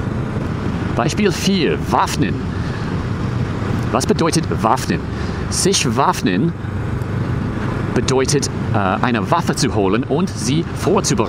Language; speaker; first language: German; non-native, fluent; English